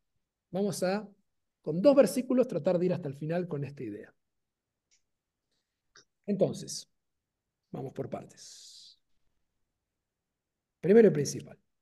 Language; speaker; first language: Spanish; native; Spanish